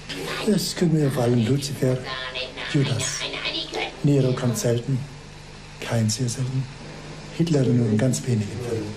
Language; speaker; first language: German; native; German